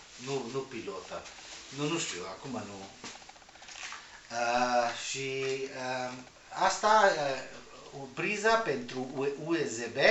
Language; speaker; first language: Romanian; non-native, learner; Spanish